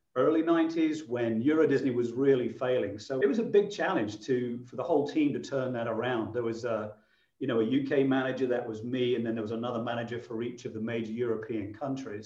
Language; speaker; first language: English; native; English